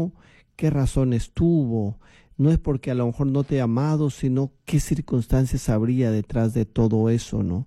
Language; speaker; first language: Spanish; native; Spanish